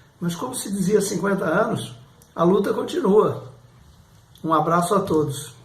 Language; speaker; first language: Portuguese; native; Portuguese